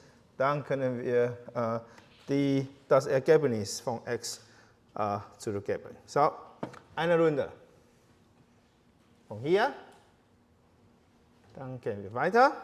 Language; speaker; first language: German; non-native, learner; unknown